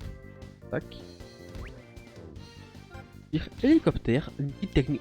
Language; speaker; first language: French; native; French